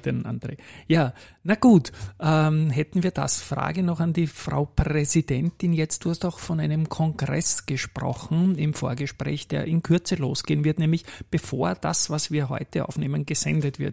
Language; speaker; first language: German; native; German